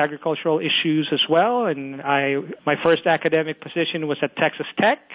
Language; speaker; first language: English; non-native, local second language; Filipino